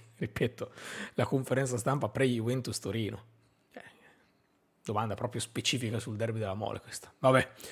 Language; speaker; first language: Italian; native; Italian